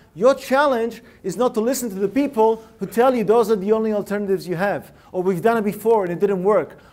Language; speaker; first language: English; early bilingual, other home language; Russian